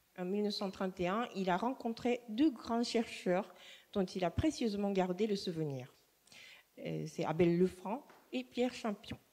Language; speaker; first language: French; non-native, fluent; Japanese